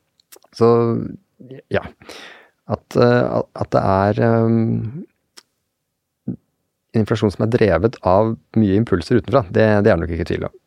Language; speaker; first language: Norwegian; native; Norwegian